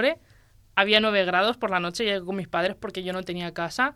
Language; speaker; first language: Spanish; native; Spanish